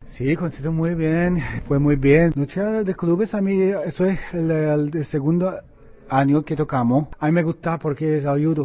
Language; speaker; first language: Spanish; non-native, learner; Persian